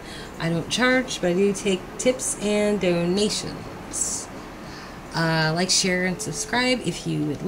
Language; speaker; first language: English; native; English